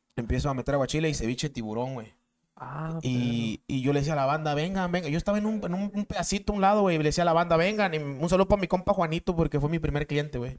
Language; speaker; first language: Spanish; native; Spanish